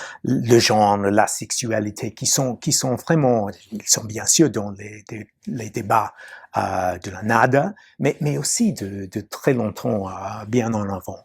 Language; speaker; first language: French; non-native, fluent; English